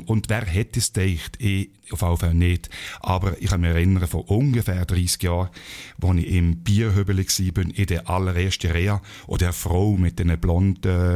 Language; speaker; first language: German; native; German